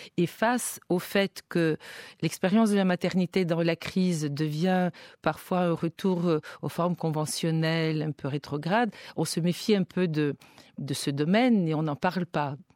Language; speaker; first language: French; non-native, fluent; Bulgarian